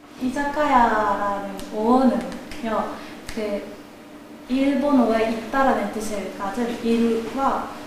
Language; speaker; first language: Korean; non-native, learner; Japanese